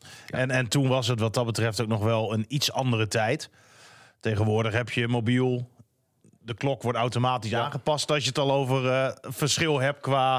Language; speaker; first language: Dutch; native; Dutch